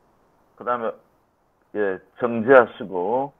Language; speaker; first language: Korean; native; Korean